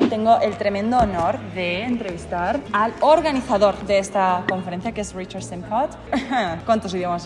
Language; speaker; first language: Spanish; native; Spanish